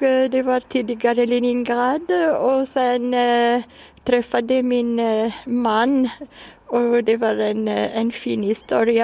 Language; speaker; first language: Swedish; non-native, fluent; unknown